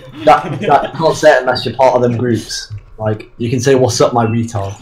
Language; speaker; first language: English; native; English